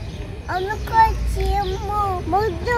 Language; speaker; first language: Russian; early bilingual, heritage; Russian